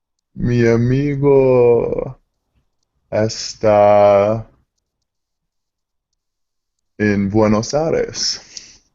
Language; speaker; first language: Spanish; non-native, learner; English